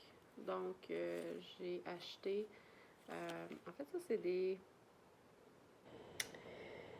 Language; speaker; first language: French; native; French